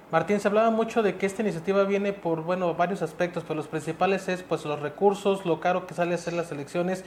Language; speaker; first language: Spanish; native; Spanish